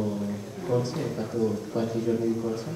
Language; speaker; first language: Italian; non-native, learner; Spanish